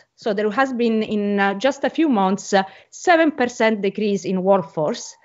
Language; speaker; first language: English; non-native, fluent; Italian